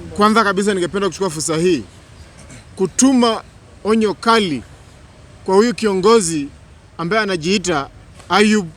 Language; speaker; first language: Swahili; non-native, local second language; Luyia